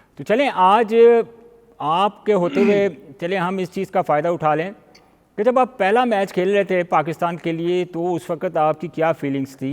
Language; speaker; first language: Urdu; non-native, local second language; Punjabi